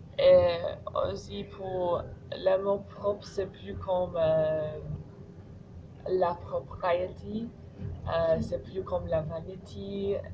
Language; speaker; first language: French; non-native, learner; English